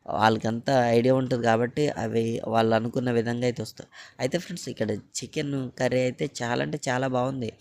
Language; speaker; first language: Telugu; native; Telugu